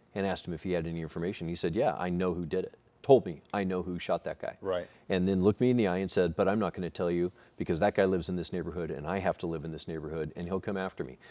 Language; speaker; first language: English; native; English